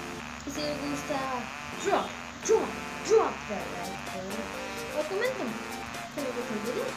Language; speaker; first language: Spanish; early bilingual, heritage; Spanish